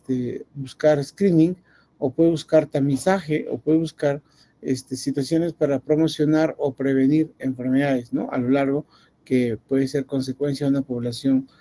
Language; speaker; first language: Spanish; native; Spanish